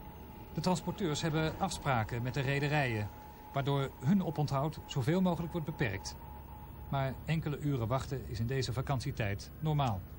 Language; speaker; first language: Dutch; native; Dutch